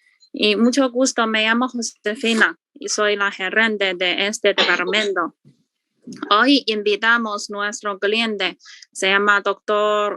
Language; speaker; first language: Spanish; non-native, learner; Chinese